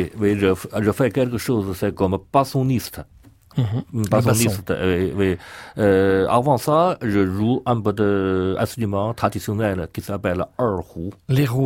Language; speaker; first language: French; non-native, learner; Chinese